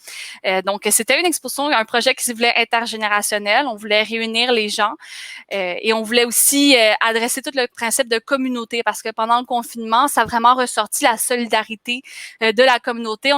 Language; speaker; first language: French; native; French